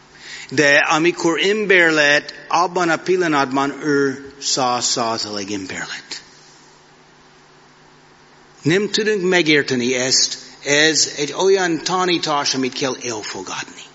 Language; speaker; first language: Hungarian; non-native, fluent; English